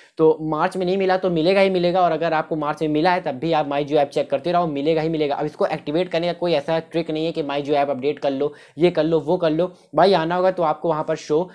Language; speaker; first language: Hindi; native; Hindi